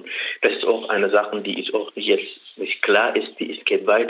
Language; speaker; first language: German; non-native, learner; Arabic